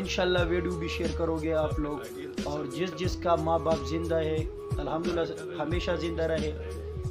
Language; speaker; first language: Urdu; non-native, local second language; Pashto